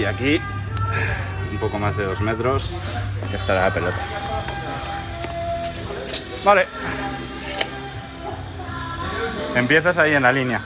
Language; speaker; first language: Spanish; non-native, local second language; Catalan